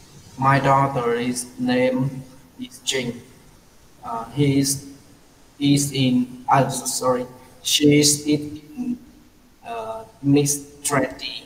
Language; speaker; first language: English; non-native, learner; Vietnamese